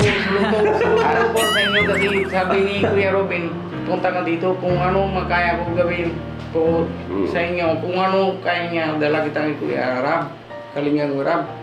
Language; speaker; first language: Filipino; non-native, learner; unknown